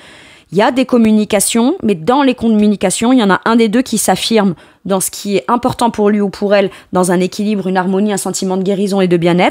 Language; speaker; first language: French; native; French